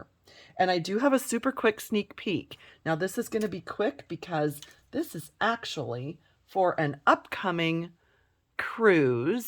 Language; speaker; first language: English; native; English